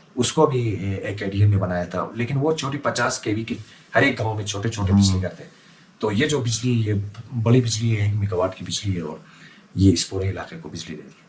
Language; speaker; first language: Urdu; non-native, local second language; Khowar